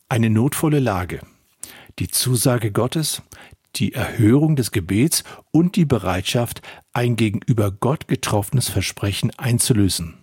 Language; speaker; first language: German; native; German